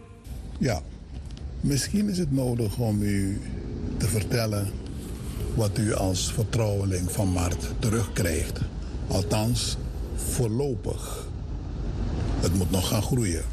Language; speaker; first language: Dutch; native; Dutch